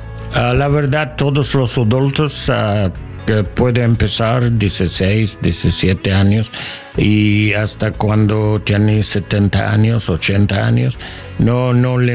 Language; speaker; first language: Spanish; non-native, learner; English